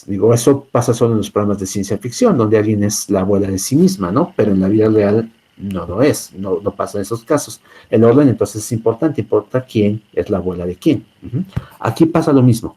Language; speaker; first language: Spanish; native; Spanish